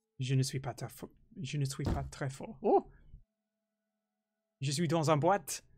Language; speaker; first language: French; non-native, learner; English